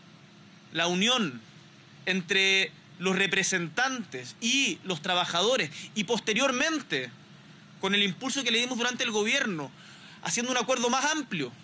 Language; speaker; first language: Spanish; native; Spanish